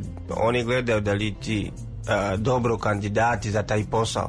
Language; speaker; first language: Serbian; non-native, learner; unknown